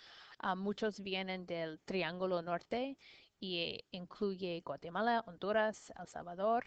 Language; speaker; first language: Spanish; non-native, learner; English